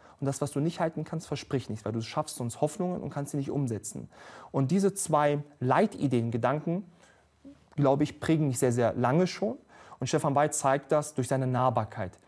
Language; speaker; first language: German; early bilingual, other home language; Bosnian